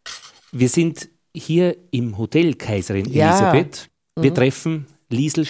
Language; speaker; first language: German; native; German